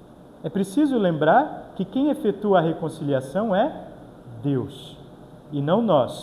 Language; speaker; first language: Portuguese; native; Portuguese